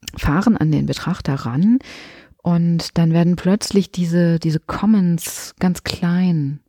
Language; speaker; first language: German; native; German